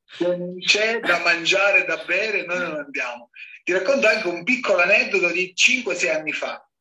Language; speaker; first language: Italian; native; Italian